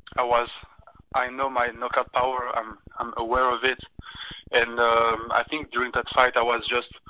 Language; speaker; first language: English; non-native, fluent; French